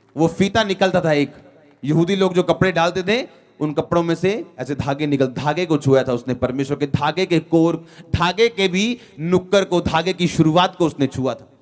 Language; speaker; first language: Hindi; non-native, local second language; Punjabi